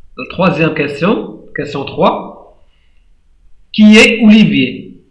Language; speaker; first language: French; non-native, local second language; Arabic